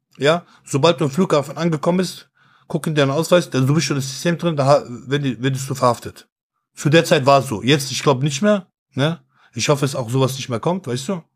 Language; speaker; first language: German; early bilingual, other home language; Kurdish